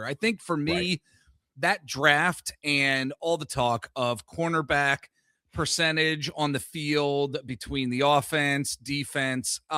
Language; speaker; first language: English; native; English